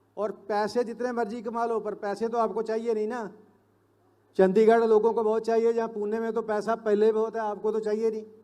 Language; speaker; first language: Hindi; non-native, local second language; Punjabi